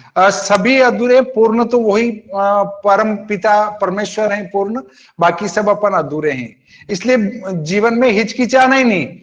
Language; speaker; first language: Hindi; native; Hindi